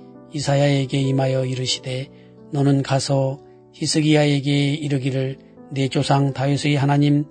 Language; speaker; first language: Korean; native; Korean